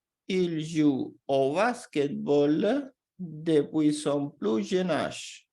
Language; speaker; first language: French; non-native, fluent; Portuguese